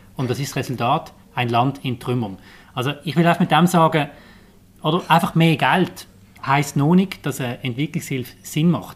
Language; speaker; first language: German; native; German